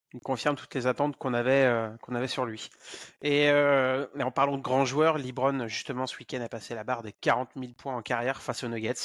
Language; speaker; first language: French; native; French